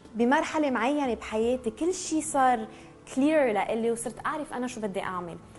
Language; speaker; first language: Arabic; early bilingual, heritage; Arabic